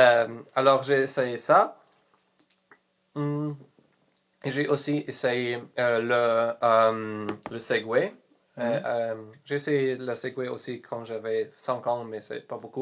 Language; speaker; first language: French; non-native, learner; Polish